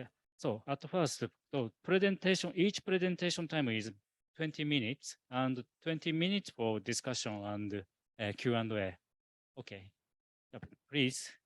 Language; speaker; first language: English; non-native, learner; Japanese